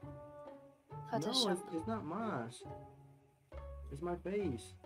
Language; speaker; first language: English; non-native, fluent; Indonesian